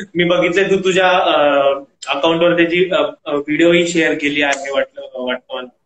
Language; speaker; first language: Marathi; non-native, local second language; Punjabi